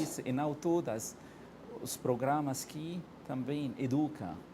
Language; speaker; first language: Portuguese; non-native, fluent; Arabic